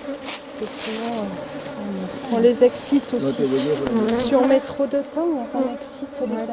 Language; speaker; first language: French; native; French